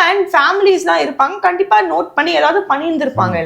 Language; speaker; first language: Tamil; native; Tamil